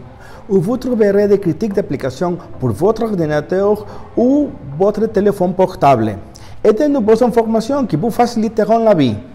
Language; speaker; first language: French; non-native, learner; Spanish